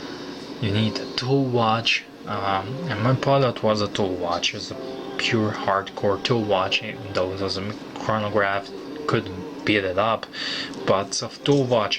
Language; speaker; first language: English; non-native, fluent; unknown